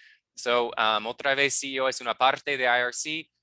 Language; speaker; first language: Spanish; non-native, fluent; English